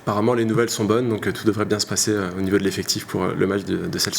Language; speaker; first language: French; native; French